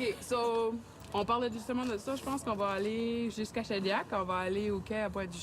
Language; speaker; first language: French; native; French